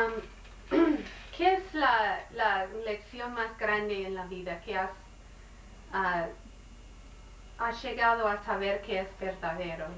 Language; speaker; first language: Spanish; non-native, learner; English